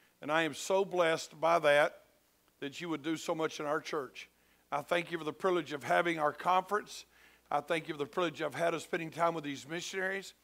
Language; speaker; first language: English; native; English